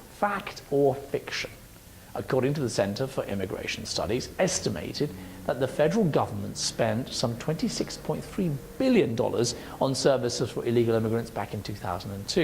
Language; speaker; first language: English; native; English